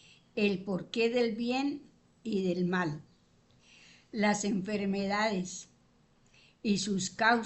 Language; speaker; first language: Spanish; native; Spanish